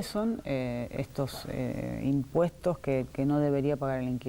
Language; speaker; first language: Spanish; native; Spanish